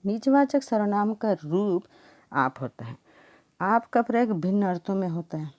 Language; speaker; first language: Hindi; non-native, local second language; Telugu